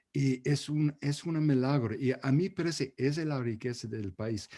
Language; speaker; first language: Spanish; non-native, fluent; English